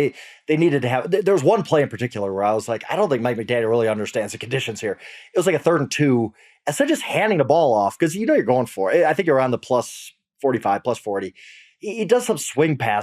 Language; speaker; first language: English; native; English